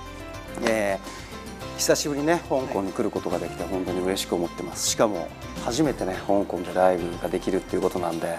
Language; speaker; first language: Japanese; native; Japanese